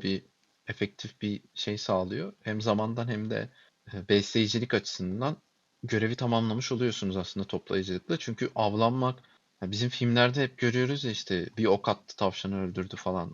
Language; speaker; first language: Turkish; native; Turkish